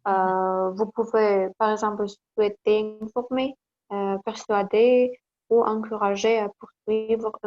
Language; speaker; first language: French; non-native, learner; Kazakh